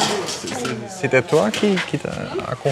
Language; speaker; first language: French; non-native, fluent; Dutch